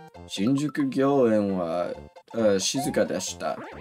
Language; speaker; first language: Japanese; non-native, learner; English